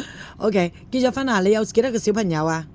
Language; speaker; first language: Cantonese; native; Cantonese